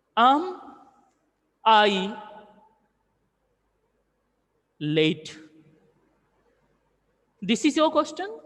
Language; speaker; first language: English; non-native, local second language; Hindi